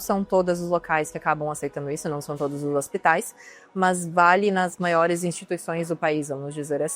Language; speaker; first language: Portuguese; native; Portuguese